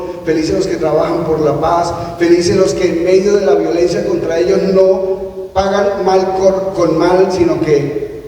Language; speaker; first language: Spanish; native; Spanish